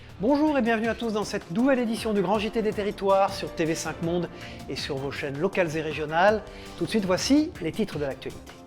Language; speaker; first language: French; native; French